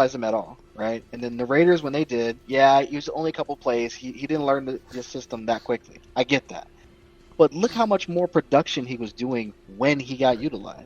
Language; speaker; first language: English; native; English